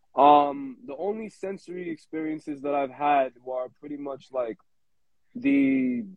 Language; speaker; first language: English; native; English